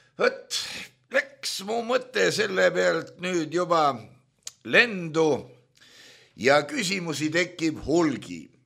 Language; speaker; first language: Estonian; native; Estonian